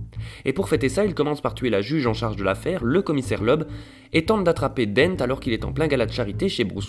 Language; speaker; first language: French; native; French